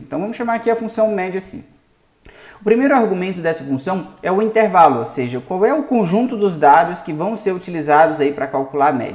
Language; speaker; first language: Portuguese; native; Portuguese